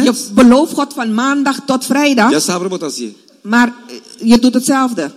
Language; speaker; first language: Dutch; non-native, local second language; Papiamento